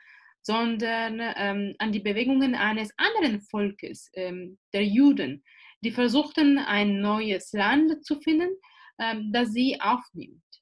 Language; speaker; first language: German; non-native, fluent; Italian